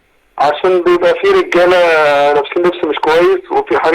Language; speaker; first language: Arabic; native; Arabic